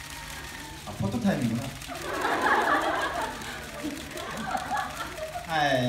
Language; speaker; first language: Japanese; non-native, learner; Korean